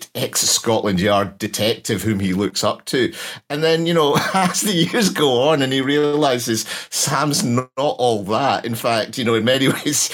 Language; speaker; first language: English; native; English